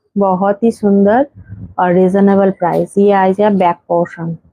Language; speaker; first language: Hindi; non-native, local second language; Bangla